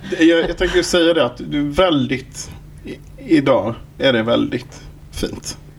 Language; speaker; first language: Swedish; native; Swedish